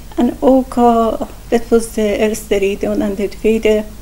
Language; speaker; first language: Dutch; non-native, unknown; Persian